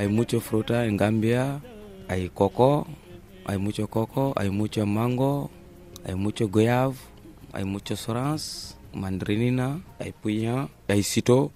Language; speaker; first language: Spanish; non-native, learner; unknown